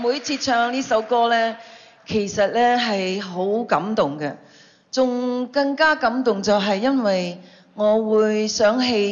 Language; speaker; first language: Chinese; non-native, local second language; English